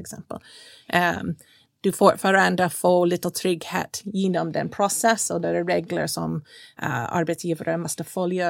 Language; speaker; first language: Swedish; non-native, fluent; English